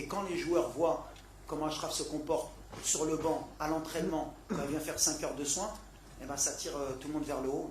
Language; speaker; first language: French; native; French